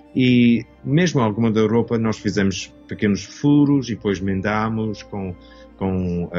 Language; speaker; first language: Portuguese; early bilingual, heritage; English